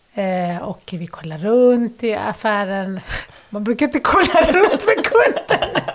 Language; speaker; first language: Swedish; early bilingual, other home language; Arabic